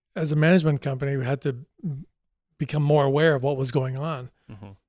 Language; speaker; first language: English; native; English